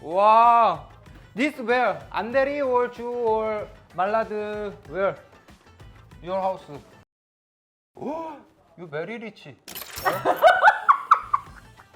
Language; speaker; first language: English; non-native, learner; Korean